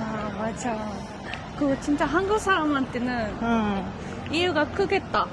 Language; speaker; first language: Korean; non-native, fluent; Japanese